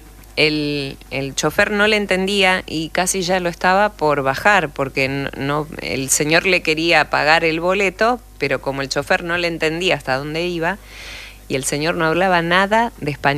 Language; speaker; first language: Spanish; native; Spanish